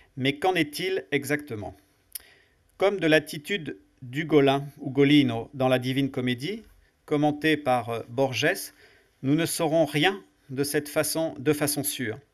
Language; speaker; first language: French; native; French